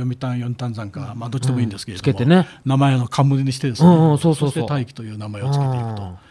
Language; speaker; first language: Japanese; native; Japanese